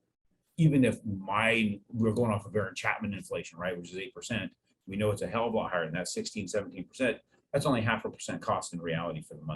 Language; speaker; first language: English; native; English